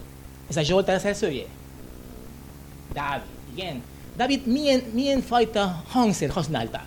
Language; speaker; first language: Hungarian; non-native, learner; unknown